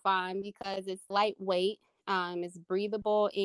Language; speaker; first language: English; native; English